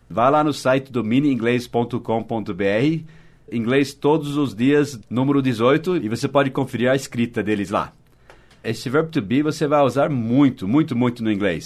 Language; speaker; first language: Portuguese; non-native, fluent; English